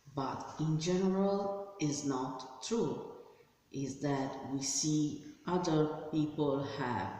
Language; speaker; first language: English; non-native, fluent; Italian